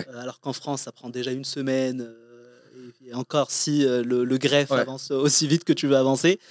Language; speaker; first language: French; non-native, local second language; Arabic